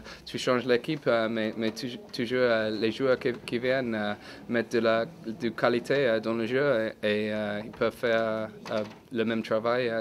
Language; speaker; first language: French; non-native, fluent; English